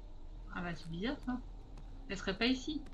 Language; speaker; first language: French; native; French